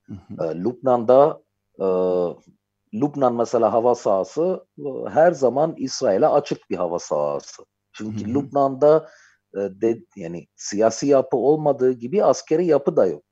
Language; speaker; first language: Turkish; non-native, fluent; Armenian